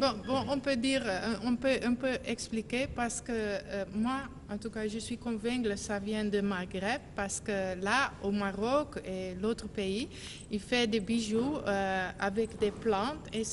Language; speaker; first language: French; non-native, learner; Dutch